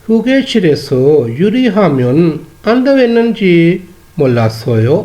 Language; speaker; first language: Korean; non-native, fluent; Urdu